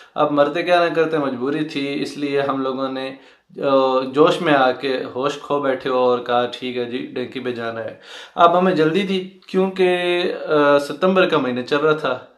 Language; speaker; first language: Hindi; non-native, local second language; Punjabi